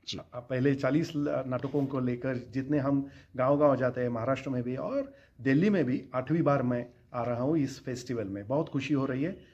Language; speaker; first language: Hindi; non-native, local second language; Marathi